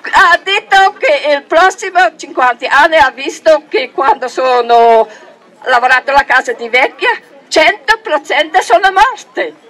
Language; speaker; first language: Italian; non-native, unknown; German